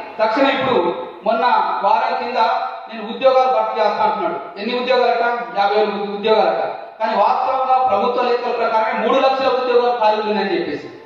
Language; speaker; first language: Telugu; non-native, local second language; Lambadi